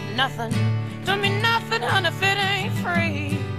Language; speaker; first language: English; native; English